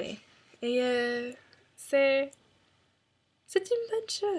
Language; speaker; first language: French; non-native, learner; English